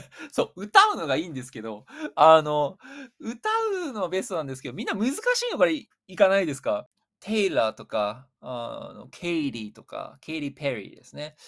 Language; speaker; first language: Japanese; native; Japanese